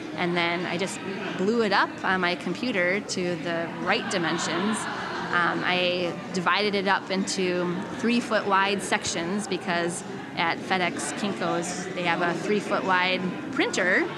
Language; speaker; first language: English; native; English